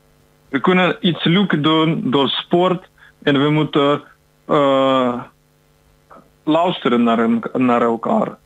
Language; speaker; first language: Dutch; non-native, learner; Ukrainian